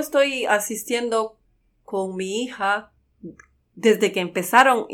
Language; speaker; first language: English; non-native, learner; Spanish